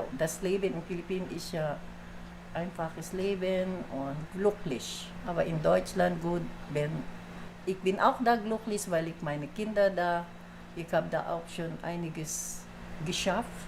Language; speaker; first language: German; non-native, learner; Filipino